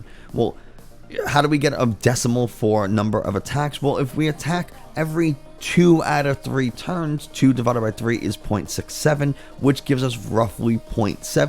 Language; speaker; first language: English; native; English